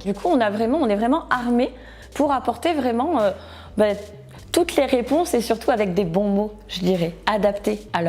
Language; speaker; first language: French; native; French